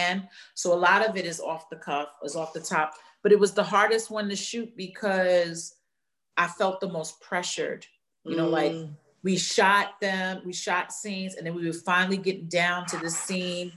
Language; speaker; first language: English; native; English